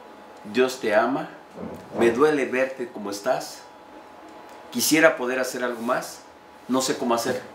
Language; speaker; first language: Spanish; native; Spanish